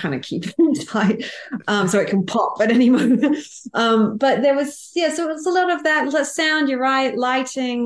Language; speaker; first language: English; native; English